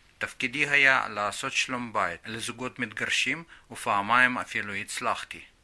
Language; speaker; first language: Hebrew; non-native, fluent; Russian